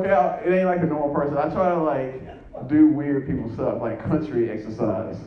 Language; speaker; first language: English; native; English